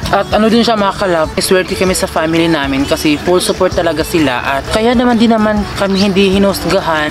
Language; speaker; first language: Filipino; non-native, local second language; Cebuano